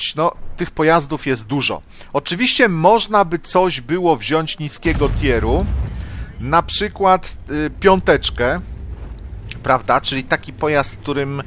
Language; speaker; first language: Polish; native; Polish